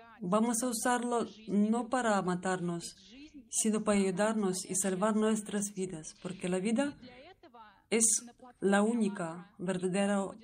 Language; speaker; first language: Spanish; non-native, learner; Russian